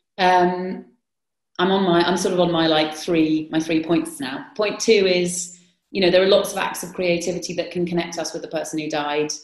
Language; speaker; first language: English; native; English